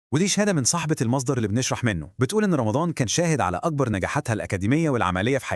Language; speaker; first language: Arabic; native; Arabic